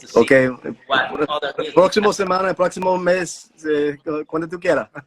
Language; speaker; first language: Spanish; non-native, learner; English